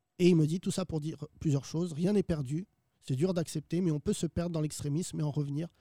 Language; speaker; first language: French; early bilingual, other home language; Arabic